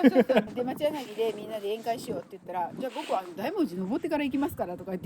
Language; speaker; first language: Japanese; native; Japanese